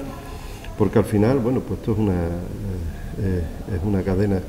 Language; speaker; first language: Spanish; native; Spanish